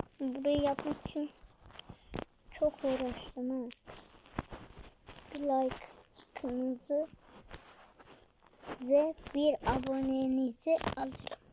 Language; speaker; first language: Turkish; native; Turkish